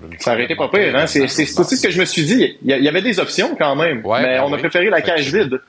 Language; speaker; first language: French; native; French